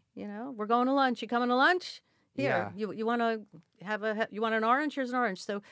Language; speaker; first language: English; native; English